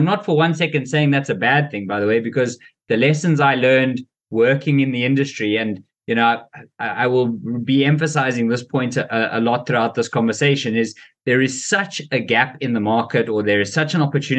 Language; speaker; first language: English; native; English